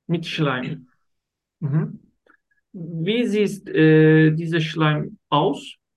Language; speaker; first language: German; non-native, learner; Turkish